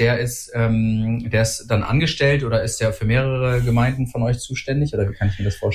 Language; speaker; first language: German; native; German